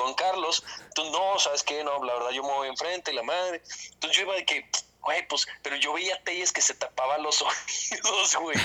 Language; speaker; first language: Spanish; native; Spanish